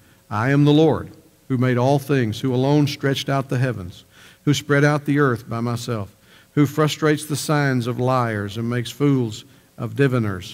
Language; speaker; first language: English; native; English